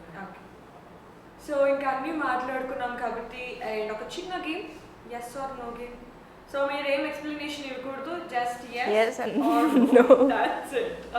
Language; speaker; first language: Telugu; native; Telugu